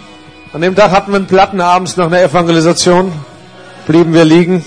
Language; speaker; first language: German; native; German